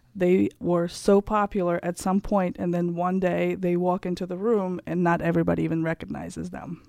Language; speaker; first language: English; non-native, fluent; Kazakh